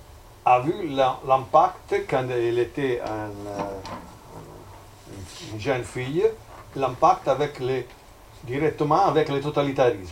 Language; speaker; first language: French; non-native, fluent; Italian